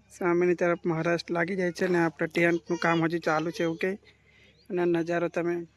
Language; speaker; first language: Gujarati; non-native, local second language; Rathawi